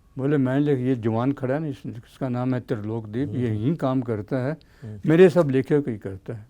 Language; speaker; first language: Urdu; non-native, local second language; Punjabi